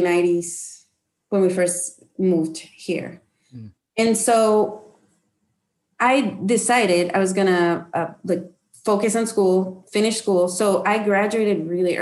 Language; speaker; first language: English; non-native, fluent; Spanish